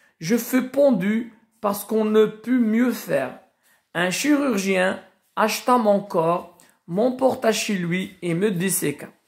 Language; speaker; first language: French; non-native, local second language; Arabic